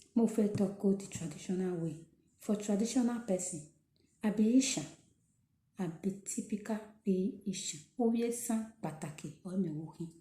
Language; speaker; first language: Nigerian Pidgin; non-native, local second language; Esan